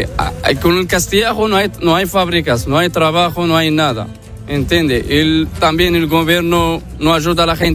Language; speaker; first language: Spanish; non-native, learner; Arabic